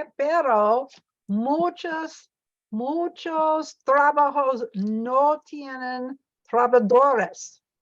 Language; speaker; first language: Spanish; non-native, learner; English